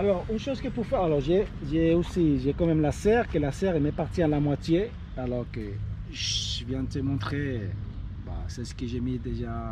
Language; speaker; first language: French; native; French